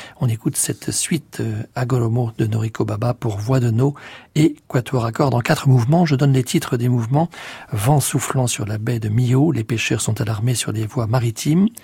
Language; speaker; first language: French; native; French